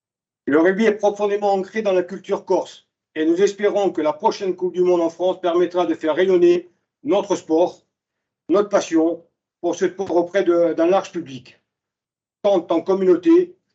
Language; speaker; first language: French; native; French